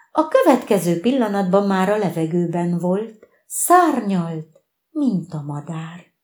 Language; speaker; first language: Hungarian; native; Hungarian